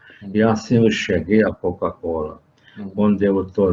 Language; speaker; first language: Portuguese; non-native, fluent; Hungarian